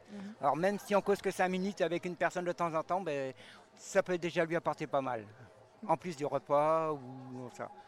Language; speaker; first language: French; native; French